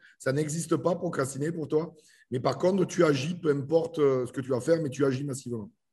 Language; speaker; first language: French; native; French